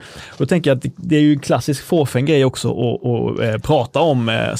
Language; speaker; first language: Swedish; native; Swedish